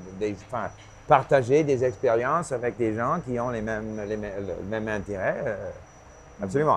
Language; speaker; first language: French; non-native, local second language; English